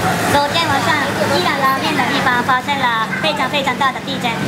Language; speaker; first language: Chinese; non-native, learner; Japanese